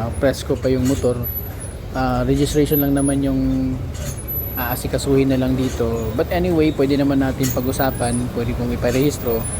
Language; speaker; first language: Filipino; non-native, local second language; Cebuano